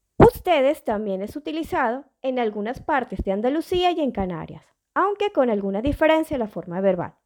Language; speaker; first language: Spanish; native; Spanish